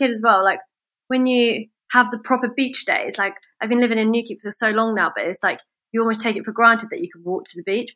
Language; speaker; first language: English; native; English